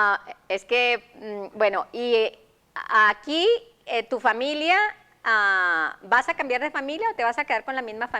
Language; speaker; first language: Spanish; native; Spanish